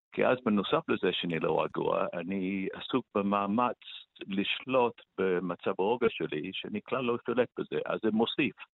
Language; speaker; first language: Hebrew; non-native, fluent; English